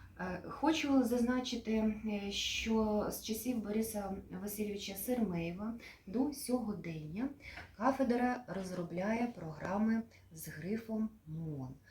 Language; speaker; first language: Ukrainian; native; Ukrainian